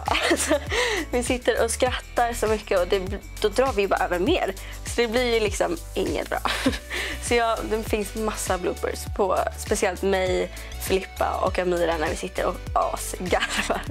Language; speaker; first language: Swedish; native; Swedish